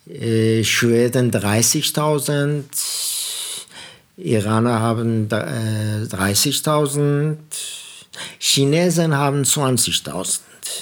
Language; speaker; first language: German; non-native, fluent; Persian